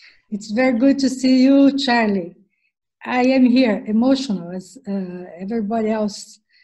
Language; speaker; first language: English; non-native, fluent; Portuguese